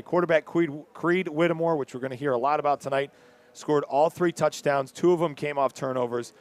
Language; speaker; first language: English; native; English